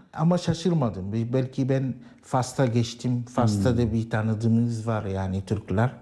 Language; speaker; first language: Turkish; non-native, learner; Arabic